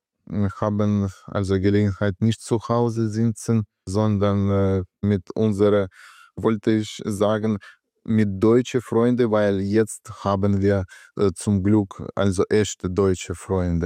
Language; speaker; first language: German; non-native, learner; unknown